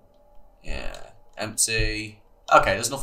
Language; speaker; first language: English; native; English